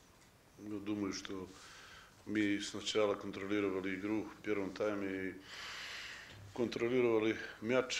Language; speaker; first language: Russian; non-native, fluent; Serbian